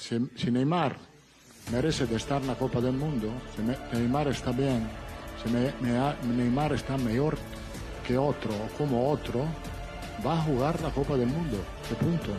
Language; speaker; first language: Spanish; non-native, fluent; Italian